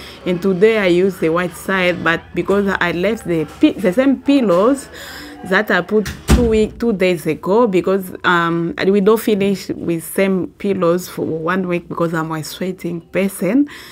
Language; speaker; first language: English; non-native, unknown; Swahili